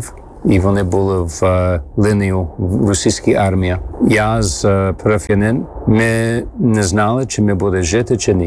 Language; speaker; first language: Ukrainian; early bilingual, heritage; English